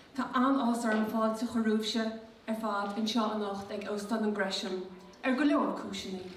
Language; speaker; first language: Irish; native; Irish